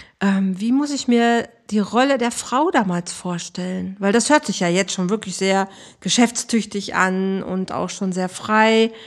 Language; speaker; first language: German; native; German